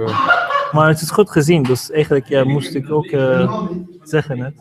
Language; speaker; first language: Dutch; non-native, fluent; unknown